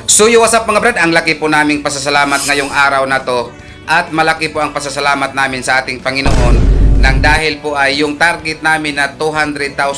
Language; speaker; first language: Filipino; non-native, local second language; Cebuano